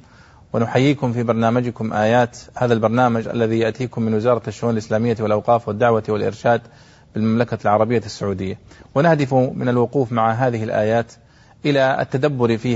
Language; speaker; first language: Arabic; native; Arabic